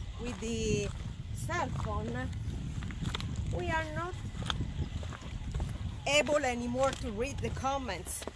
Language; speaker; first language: English; non-native, learner; Italian